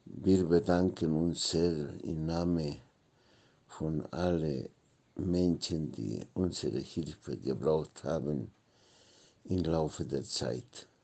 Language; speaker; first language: German; non-native, fluent; Spanish